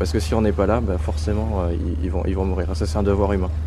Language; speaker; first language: French; native; French